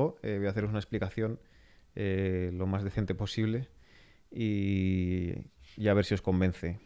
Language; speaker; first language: Spanish; native; Spanish